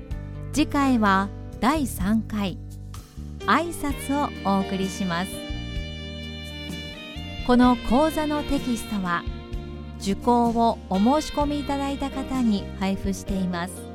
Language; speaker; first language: Japanese; native; Japanese